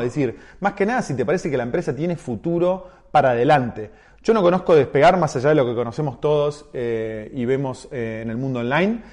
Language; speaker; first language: Spanish; native; Spanish